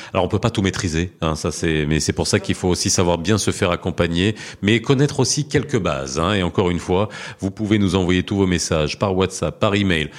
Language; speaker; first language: French; early bilingual, other home language; Arabic